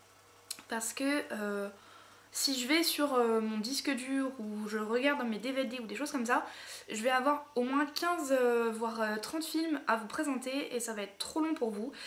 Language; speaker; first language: French; native; French